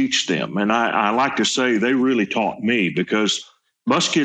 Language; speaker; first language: English; native; English